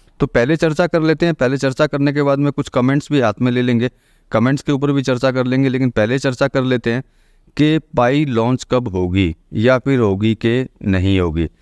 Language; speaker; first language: Hindi; native; Hindi